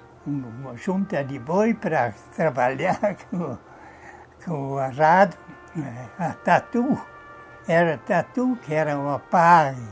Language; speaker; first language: Portuguese; non-native, fluent; German